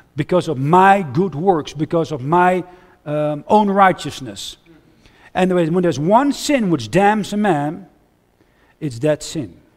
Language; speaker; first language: English; non-native, fluent; Dutch